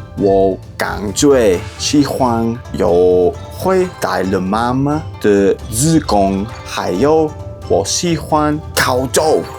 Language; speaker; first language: Chinese; non-native, learner; English